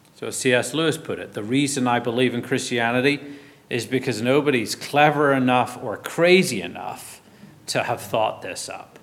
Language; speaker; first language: English; native; English